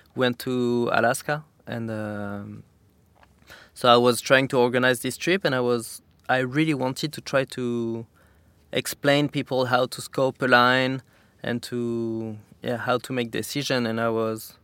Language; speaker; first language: English; non-native, fluent; French